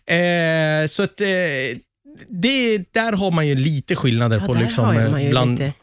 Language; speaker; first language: Swedish; native; Swedish